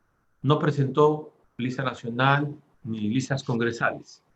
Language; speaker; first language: Spanish; native; Spanish